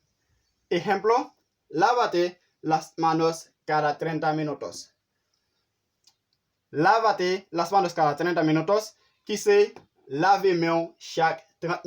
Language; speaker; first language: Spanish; non-native, fluent; Haitian Creole